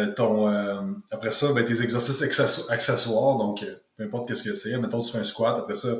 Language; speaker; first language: French; native; French